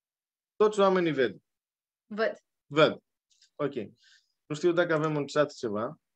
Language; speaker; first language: Romanian; non-native, learner; Greek